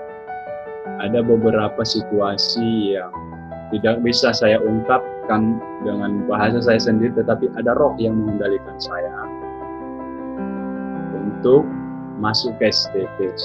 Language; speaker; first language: Indonesian; native; Indonesian